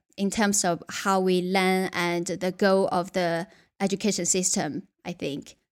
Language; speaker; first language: English; non-native, fluent; Chinese